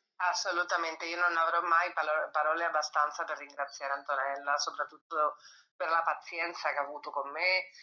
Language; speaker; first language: Italian; non-native, fluent; Spanish